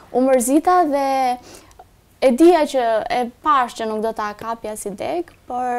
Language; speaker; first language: Albanian; native; Albanian